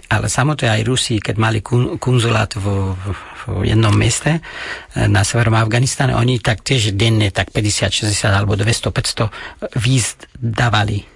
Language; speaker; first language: Slovak; non-native, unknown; Persian